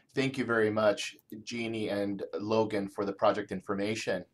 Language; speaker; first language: English; native; English